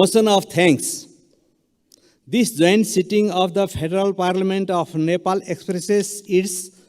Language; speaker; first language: English; non-native, local second language; Nepali